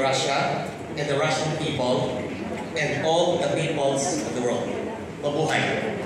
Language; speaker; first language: English; non-native, local second language; Filipino